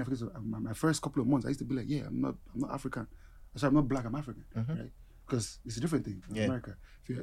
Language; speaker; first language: English; non-native, local second language; Yoruba